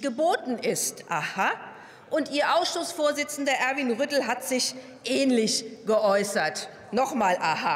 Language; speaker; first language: German; native; German